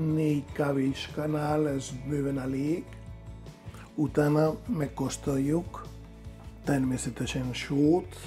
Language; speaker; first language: Hungarian; non-native, fluent; Spanish